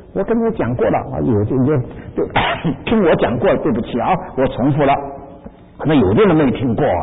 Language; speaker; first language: Chinese; native; Chinese